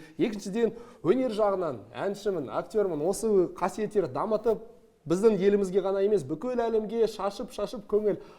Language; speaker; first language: Kazakh; non-native, fluent; English